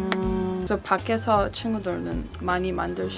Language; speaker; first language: Korean; early bilingual, heritage; English